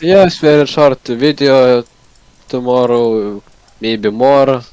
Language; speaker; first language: English; non-native, learner; Russian